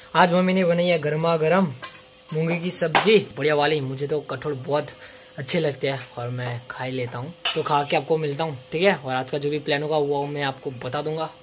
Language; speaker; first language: Hindi; non-native, local second language; Gujarati